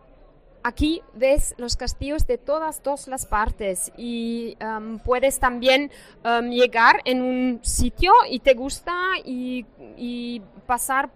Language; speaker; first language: Spanish; non-native, fluent; German